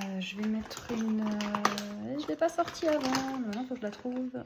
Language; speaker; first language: French; native; French